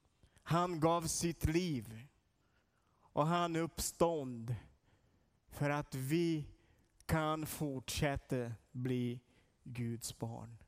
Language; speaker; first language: Swedish; non-native, learner; Portuguese